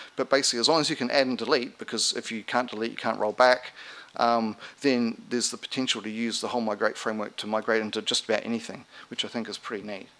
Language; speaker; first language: English; native; English